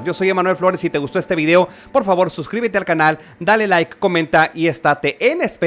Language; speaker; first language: Spanish; native; Spanish